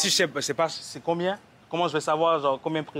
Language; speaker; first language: French; native; French